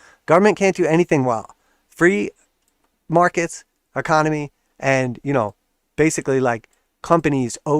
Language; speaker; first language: English; native; English